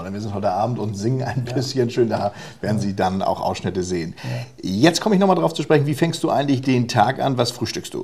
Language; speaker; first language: German; native; German